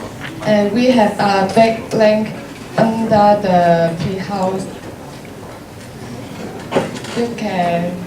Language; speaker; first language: English; non-native, learner; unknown